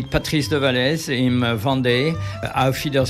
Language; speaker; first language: German; non-native, learner; French